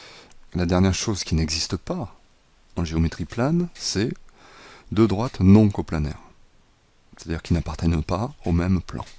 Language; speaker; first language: French; native; French